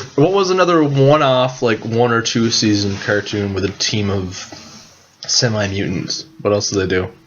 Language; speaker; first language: English; native; English